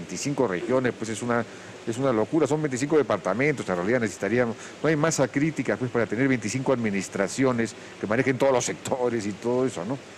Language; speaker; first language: Spanish; native; Spanish